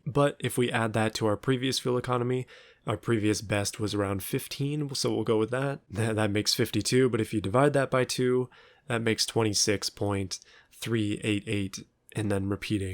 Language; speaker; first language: English; native; English